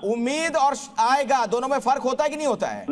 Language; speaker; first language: Hindi; native; Hindi